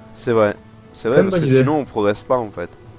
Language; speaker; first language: French; native; French